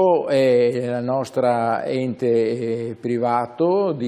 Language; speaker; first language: Italian; native; Italian